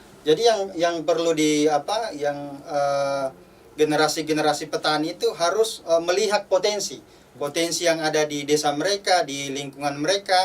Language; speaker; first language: Indonesian; native; Indonesian